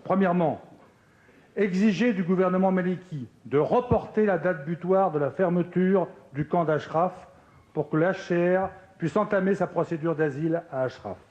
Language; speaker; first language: French; native; French